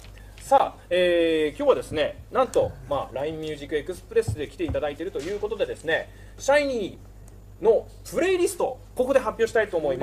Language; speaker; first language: Japanese; native; Japanese